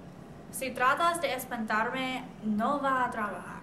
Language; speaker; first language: Spanish; non-native, learner; English